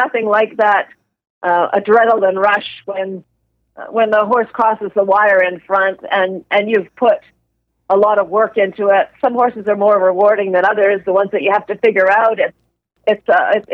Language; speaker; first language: English; native; English